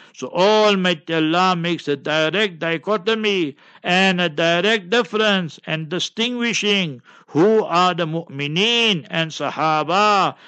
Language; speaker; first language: English; native; English